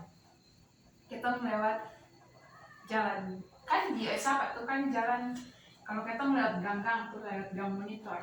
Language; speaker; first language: Indonesian; native; Indonesian